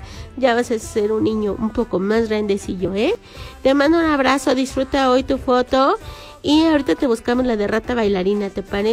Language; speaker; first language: Spanish; native; Spanish